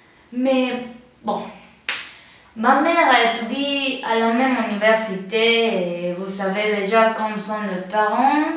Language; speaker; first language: French; non-native, learner; Spanish